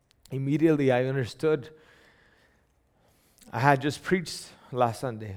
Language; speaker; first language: English; early bilingual, other home language; Spanish